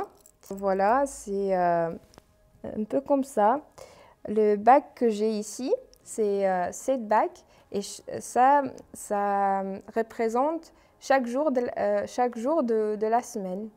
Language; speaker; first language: French; non-native, fluent; Armenian